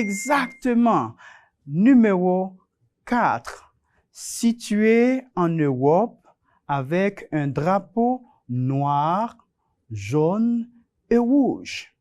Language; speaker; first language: French; non-native, fluent; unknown